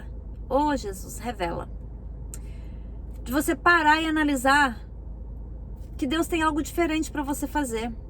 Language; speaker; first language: Portuguese; native; Portuguese